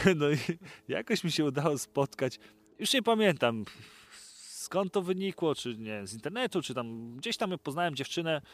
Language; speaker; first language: Polish; native; Polish